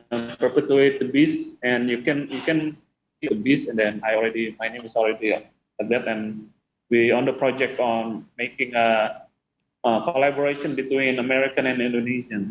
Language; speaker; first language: English; non-native, fluent; Indonesian